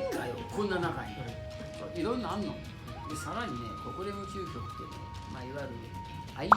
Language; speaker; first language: Japanese; native; Japanese